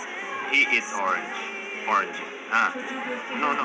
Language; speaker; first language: English; non-native, learner; Indonesian